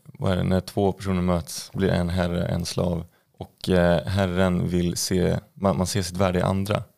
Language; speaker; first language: Swedish; native; Swedish